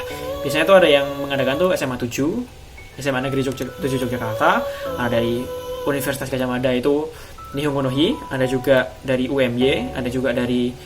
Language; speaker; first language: Indonesian; native; Indonesian